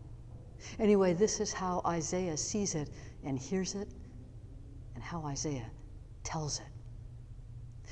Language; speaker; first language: English; native; English